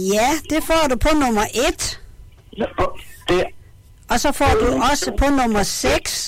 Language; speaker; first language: Danish; native; Danish